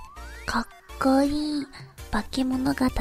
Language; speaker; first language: Japanese; non-native, learner; English